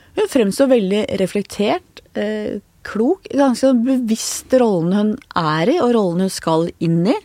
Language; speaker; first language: Norwegian; native; Norwegian